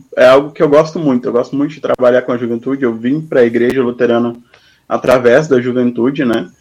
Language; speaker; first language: Portuguese; native; Portuguese